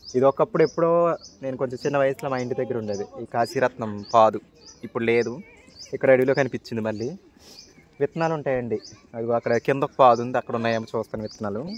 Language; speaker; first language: Telugu; native; Telugu